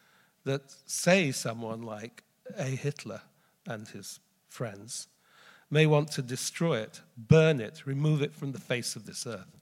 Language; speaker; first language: English; native; English